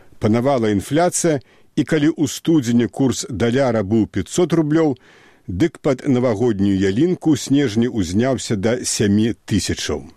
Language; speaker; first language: Belarusian; native; Belarusian